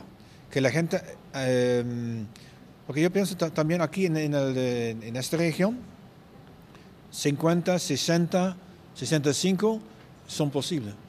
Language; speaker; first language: Spanish; non-native, fluent; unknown